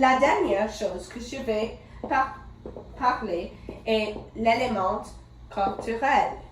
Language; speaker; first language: French; non-native, learner; English